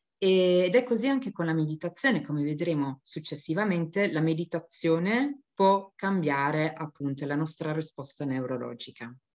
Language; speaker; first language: Italian; native; Italian